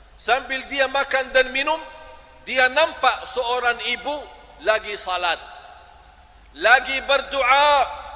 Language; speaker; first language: Malay; non-native, fluent; Arabic